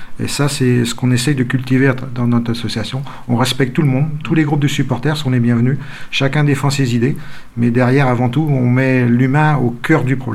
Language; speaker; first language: French; native; French